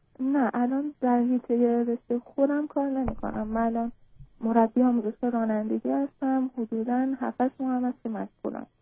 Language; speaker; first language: Persian; non-native, local second language; Azerbaijani